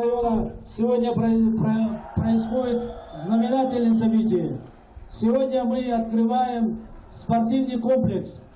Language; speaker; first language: Russian; non-native, local second language; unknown